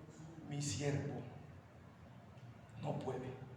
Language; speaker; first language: Spanish; native; Spanish